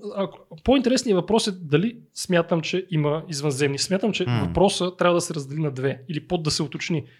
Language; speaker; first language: Bulgarian; native; Bulgarian